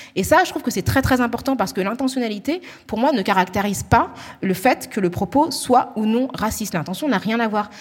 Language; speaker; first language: French; native; French